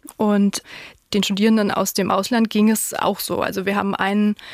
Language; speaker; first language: German; native; German